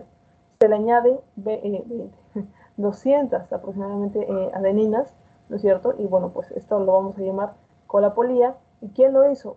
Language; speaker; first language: Spanish; native; Spanish